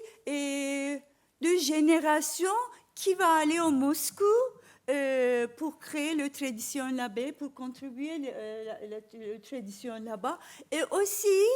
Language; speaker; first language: French; non-native, learner; Turkish